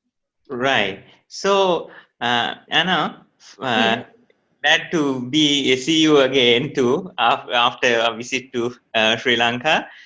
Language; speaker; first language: English; non-native, local second language; Sinhala